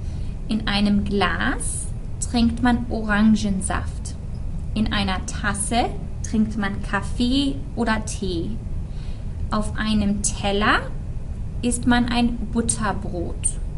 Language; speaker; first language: German; non-native, fluent; English